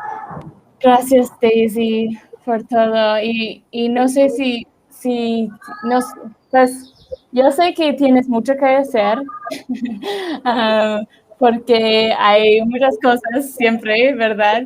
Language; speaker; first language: Spanish; non-native, learner; English